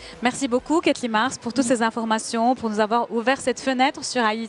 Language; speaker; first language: French; non-native, local second language; Arabic